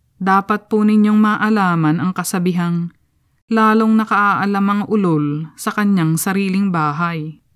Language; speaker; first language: Filipino; native; Filipino